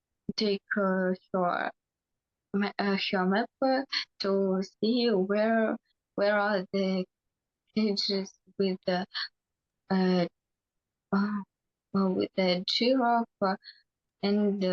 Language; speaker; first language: English; non-native, learner; Russian